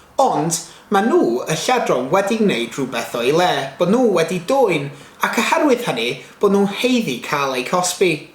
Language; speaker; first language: Welsh; non-native, local second language; English